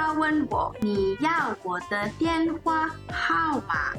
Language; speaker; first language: Chinese; non-native, learner; English